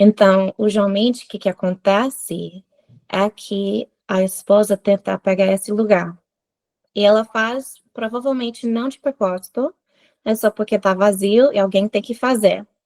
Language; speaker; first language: Portuguese; non-native, fluent; English